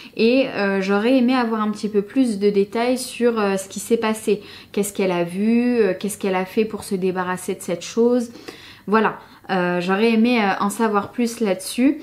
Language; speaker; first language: French; native; French